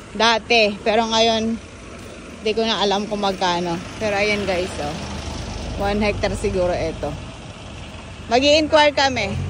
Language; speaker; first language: Filipino; non-native, local second language; Bikol